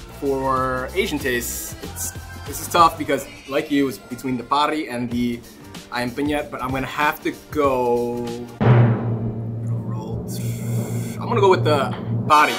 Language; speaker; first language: English; early bilingual, other home language; Indonesian